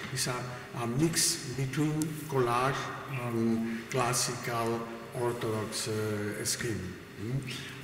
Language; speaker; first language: English; non-native, learner; Spanish